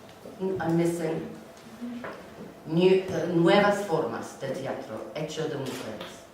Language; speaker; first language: Spanish; non-native, learner; English